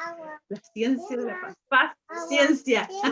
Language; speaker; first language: Spanish; native; Spanish